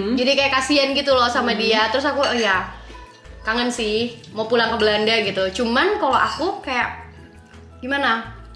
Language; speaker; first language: Indonesian; native; Indonesian